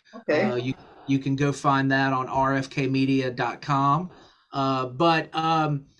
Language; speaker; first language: English; native; English